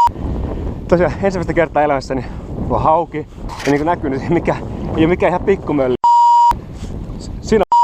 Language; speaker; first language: Finnish; native; Finnish